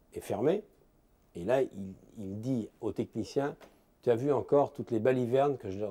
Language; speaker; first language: French; native; French